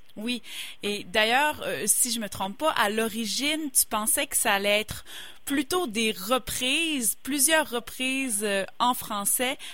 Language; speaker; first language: French; native; French